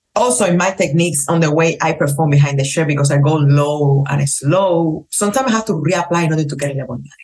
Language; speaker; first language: English; non-native, fluent; Spanish